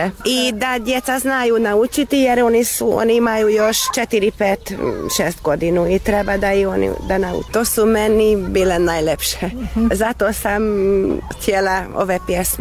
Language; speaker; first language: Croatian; non-native, local second language; Hungarian